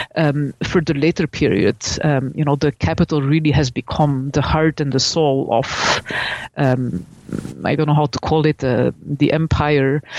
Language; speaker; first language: English; non-native, fluent; Dutch